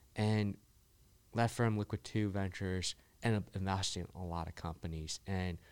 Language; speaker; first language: English; early bilingual, other home language; Chinese